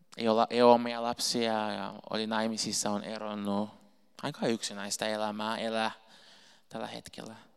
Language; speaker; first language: Finnish; non-native, fluent; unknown